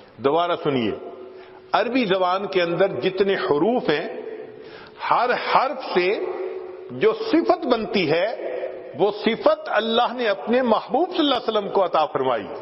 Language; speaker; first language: Urdu; non-native, local second language; Punjabi